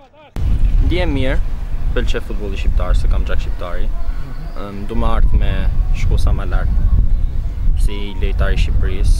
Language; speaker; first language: Albanian; early bilingual, heritage; Albanian